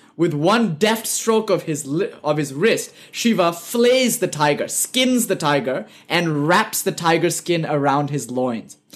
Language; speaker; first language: English; native; English